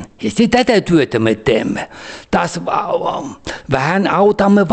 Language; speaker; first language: Finnish; early bilingual, heritage; Finnish